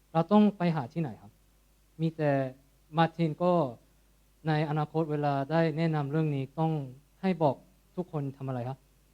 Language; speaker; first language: Thai; non-native, fluent; Korean